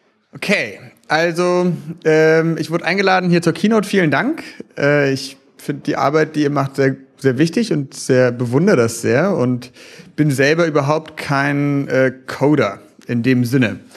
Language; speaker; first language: German; native; German